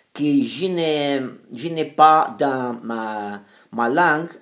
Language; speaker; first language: French; non-native, fluent; Portuguese